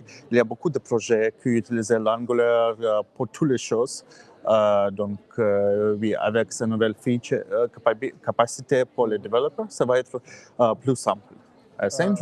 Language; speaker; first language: French; non-native, learner; English